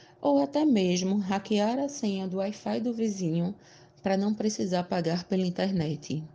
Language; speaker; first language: Portuguese; native; Portuguese